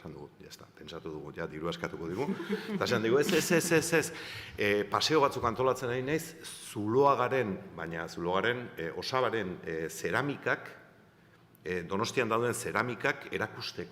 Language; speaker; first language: Basque; native; Basque